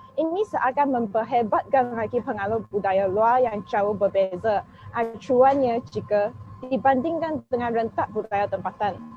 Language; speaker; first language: Malay; non-native, local second language; Chinese